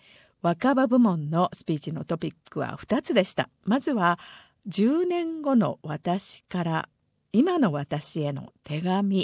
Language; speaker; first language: Japanese; native; Japanese